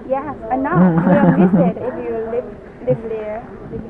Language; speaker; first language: English; non-native, learner; Chinese